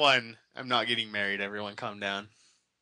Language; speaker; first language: English; native; English